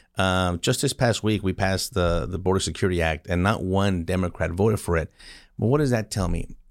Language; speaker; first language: English; early bilingual, other home language; Spanish